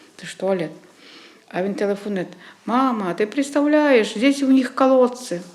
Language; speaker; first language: Ukrainian; native; Ukrainian